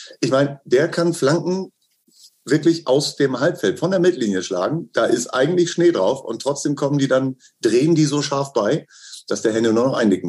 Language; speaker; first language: German; native; German